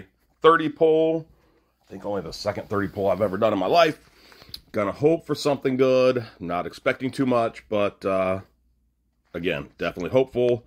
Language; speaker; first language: English; native; English